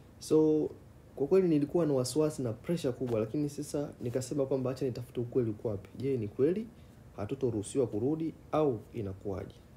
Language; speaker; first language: Swahili; native; Swahili